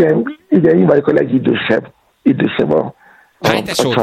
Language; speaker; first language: Hungarian; non-native, fluent; Yoruba